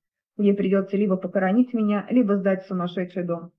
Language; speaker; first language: Russian; native; Russian